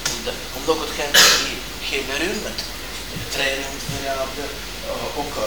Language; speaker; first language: Swedish; non-native, fluent; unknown